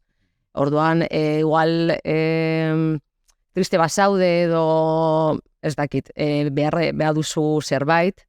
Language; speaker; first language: Basque; non-native, local second language; Spanish